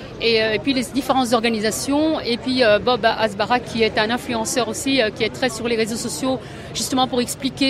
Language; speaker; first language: French; native; French